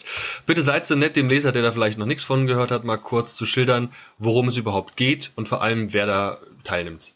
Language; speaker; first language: German; native; German